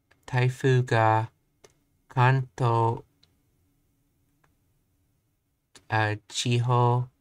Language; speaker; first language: Japanese; non-native, learner; English